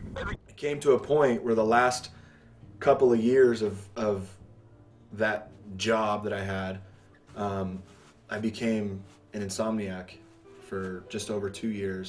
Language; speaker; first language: English; native; English